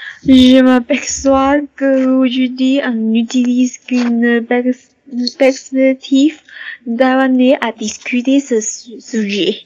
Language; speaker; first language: French; non-native, learner; Chinese